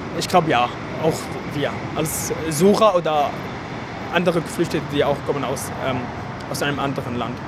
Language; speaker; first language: German; non-native, fluent; Arabic